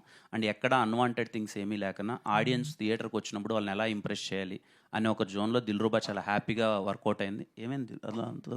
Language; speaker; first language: Telugu; native; Telugu